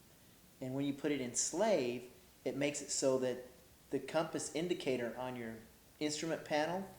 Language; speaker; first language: English; native; English